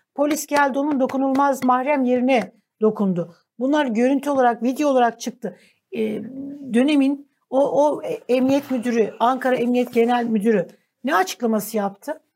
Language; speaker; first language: Turkish; native; Turkish